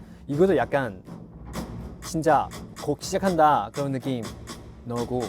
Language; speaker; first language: Korean; non-native, fluent; Chinese